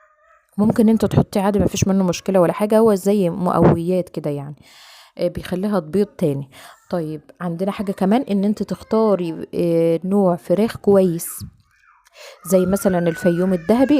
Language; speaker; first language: Arabic; native; Arabic